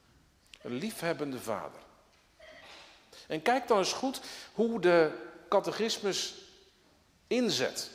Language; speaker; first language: Dutch; native; Dutch